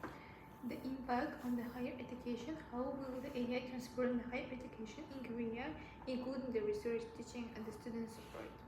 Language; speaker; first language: English; non-native, learner; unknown